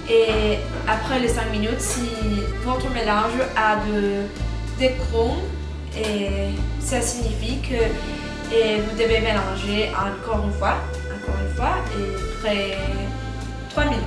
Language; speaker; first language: French; non-native, learner; Spanish